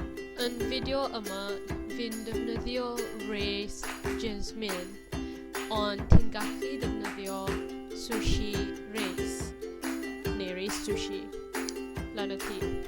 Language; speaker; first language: Welsh; non-native, learner; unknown